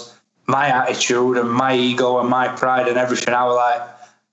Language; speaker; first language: English; native; English